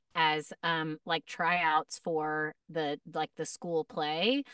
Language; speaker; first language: English; native; English